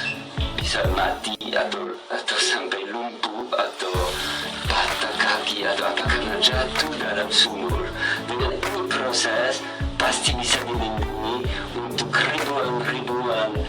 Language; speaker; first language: Indonesian; non-native, learner; French